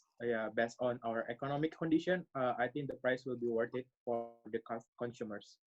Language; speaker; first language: English; non-native, learner; Indonesian